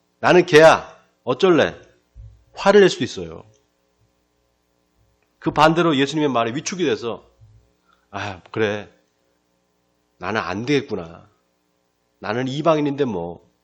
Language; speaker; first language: Korean; native; Korean